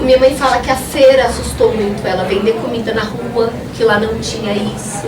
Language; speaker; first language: Portuguese; early bilingual, other home language; Spanish